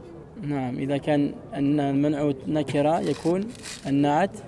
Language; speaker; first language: Arabic; non-native, fluent; French